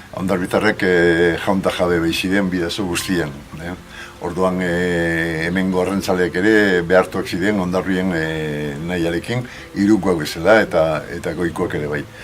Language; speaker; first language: Basque; native; Basque